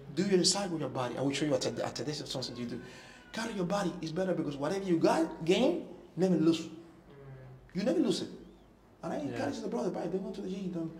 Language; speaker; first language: English; non-native, learner; Spanish